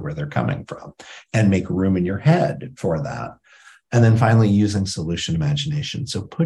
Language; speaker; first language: English; native; English